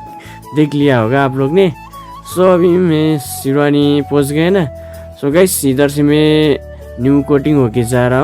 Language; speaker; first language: Hindi; non-native, local second language; Nepali